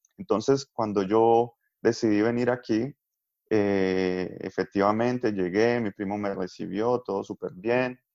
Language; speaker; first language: Spanish; native; Spanish